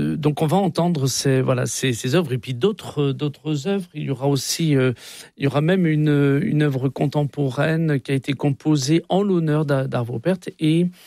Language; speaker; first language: French; native; French